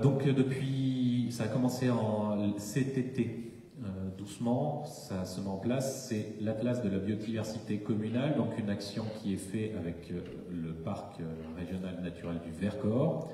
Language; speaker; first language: French; native; French